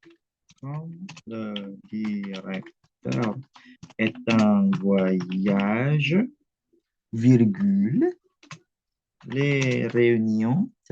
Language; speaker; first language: French; non-native, fluent; Indonesian